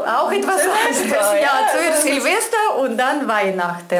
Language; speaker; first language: German; non-native, fluent; Russian